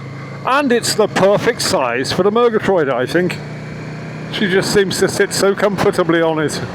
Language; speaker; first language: English; native; English